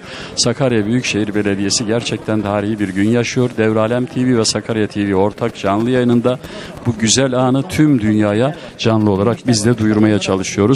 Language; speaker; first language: Turkish; native; Turkish